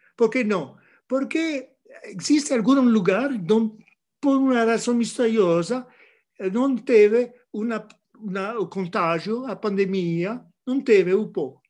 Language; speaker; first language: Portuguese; non-native, fluent; French